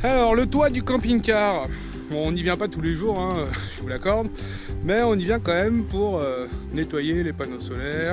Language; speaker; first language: French; native; French